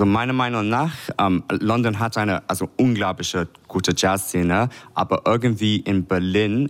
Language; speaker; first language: German; non-native, fluent; English